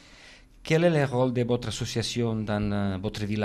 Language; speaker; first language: French; non-native, fluent; Catalan